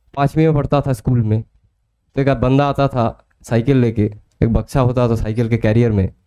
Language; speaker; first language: Hindi; non-native, local second language; Bangla